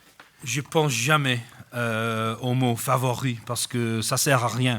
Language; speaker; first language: French; non-native, fluent; English